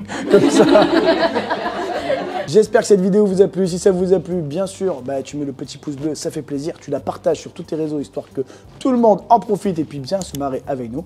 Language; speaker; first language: French; native; French